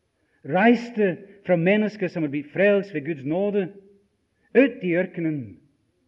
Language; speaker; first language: Norwegian; non-native, fluent; English